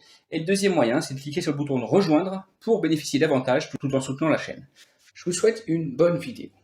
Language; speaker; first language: French; native; French